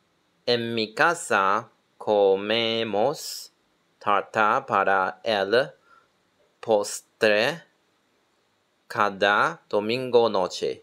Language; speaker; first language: Spanish; non-native, learner; Chinese